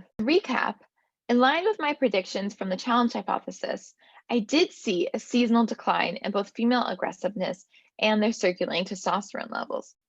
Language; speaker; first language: English; native; English